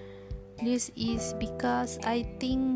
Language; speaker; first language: English; non-native, learner; Malay